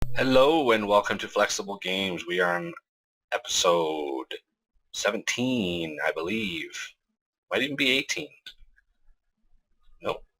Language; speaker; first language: English; native; English